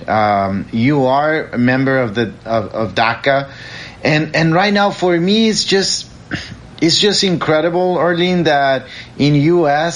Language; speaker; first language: English; non-native, fluent; Spanish